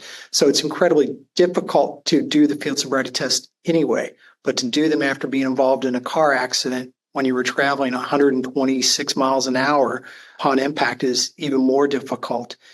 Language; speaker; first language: English; native; English